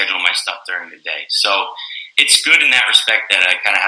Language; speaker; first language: English; native; English